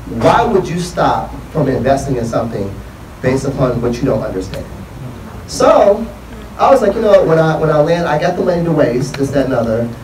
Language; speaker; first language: English; native; English